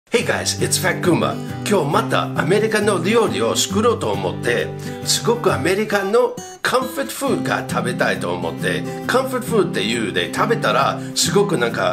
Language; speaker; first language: Japanese; non-native, learner; English